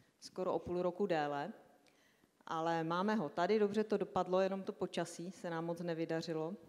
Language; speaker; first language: Czech; native; Czech